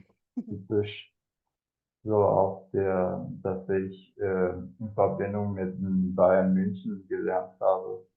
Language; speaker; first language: German; non-native, fluent; Spanish